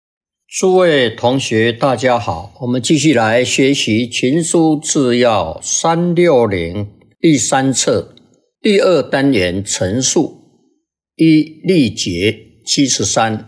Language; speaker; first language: Chinese; native; Chinese